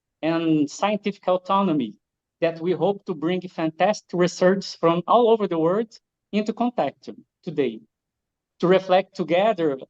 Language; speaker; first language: English; non-native, learner; Portuguese